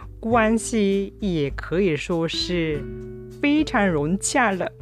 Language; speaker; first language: Chinese; non-native, fluent; Japanese